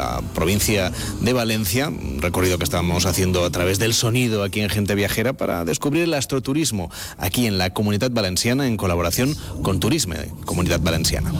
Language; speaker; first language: Spanish; native; Spanish